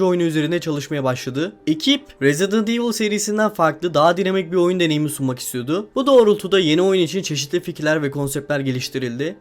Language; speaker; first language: Turkish; native; Turkish